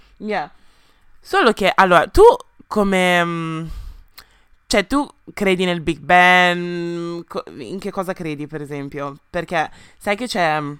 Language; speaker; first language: Italian; early bilingual, other home language; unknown